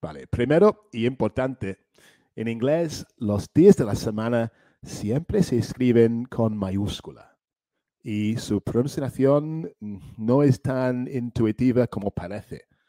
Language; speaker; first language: Spanish; native; Spanish